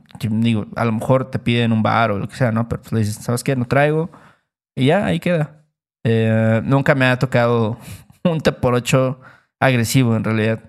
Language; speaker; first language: Spanish; native; Spanish